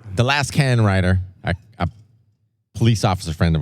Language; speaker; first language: English; native; English